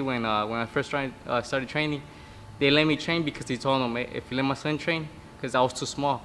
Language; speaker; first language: English; early bilingual, other home language; Spanish